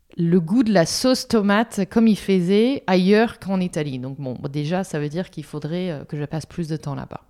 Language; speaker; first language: French; non-native, fluent; English